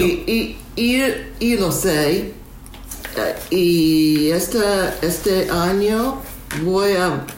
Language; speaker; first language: Spanish; non-native, learner; English